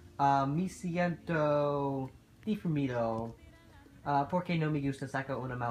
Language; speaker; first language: Spanish; non-native, learner; English